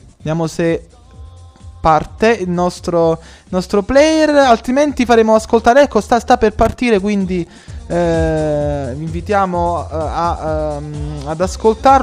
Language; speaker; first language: Italian; native; Italian